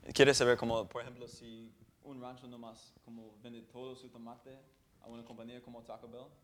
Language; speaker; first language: Spanish; non-native, fluent; English